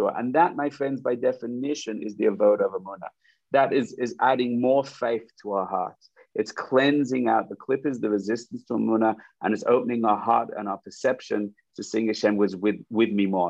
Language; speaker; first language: English; native; English